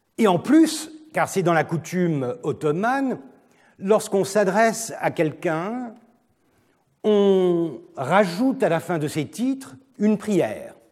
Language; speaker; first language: French; non-native, fluent; Turkish